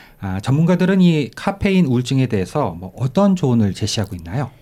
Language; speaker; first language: Korean; native; Korean